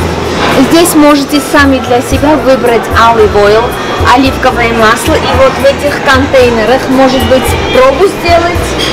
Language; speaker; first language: Russian; non-native, local second language; Armenian